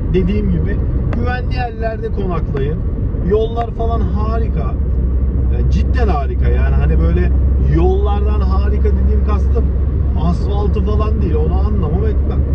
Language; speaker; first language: Turkish; early bilingual, heritage; Turkish